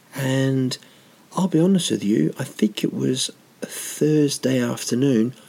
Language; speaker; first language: English; native; English